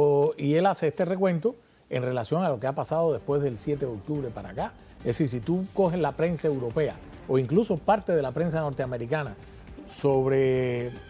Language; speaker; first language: Spanish; native; Spanish